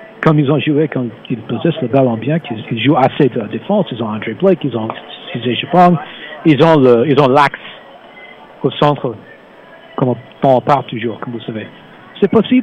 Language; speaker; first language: French; non-native, fluent; English